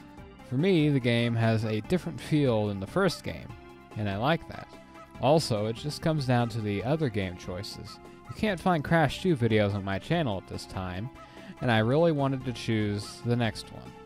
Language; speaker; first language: English; native; English